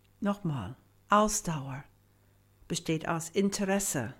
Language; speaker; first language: German; non-native, fluent; English